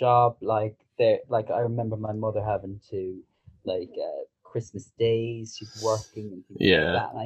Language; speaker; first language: English; native; English